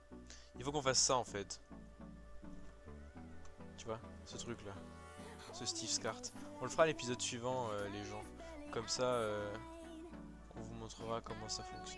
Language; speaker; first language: French; native; French